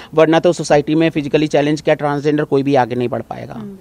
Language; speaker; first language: Hindi; native; Hindi